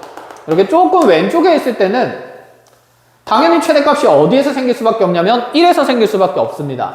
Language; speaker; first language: Korean; native; Korean